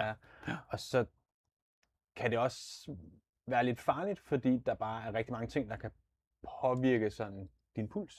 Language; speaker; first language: Danish; native; Danish